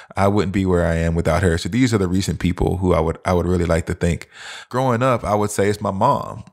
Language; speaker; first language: English; native; English